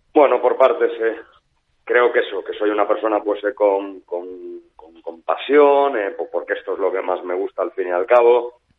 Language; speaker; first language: Spanish; native; Spanish